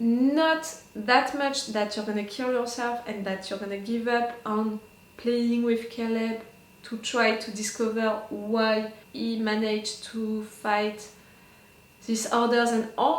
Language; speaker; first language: English; non-native, fluent; French